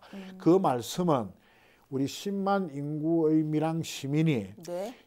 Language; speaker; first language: Korean; native; Korean